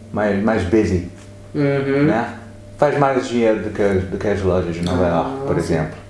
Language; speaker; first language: Portuguese; early bilingual, other home language; English